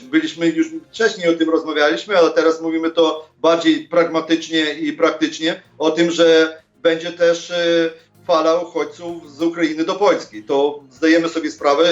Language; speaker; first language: Polish; non-native, fluent; Ukrainian